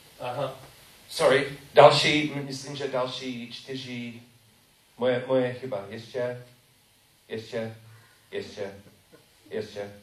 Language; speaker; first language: Czech; non-native, learner; English